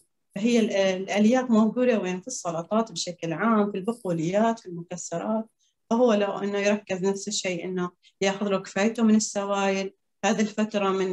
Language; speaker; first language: Arabic; native; Arabic